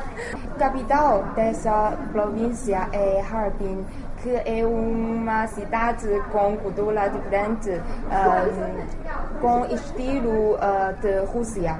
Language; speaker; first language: Portuguese; non-native, learner; Chinese